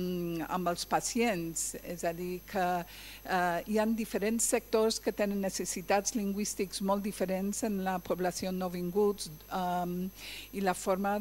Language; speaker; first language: Catalan; non-native, fluent; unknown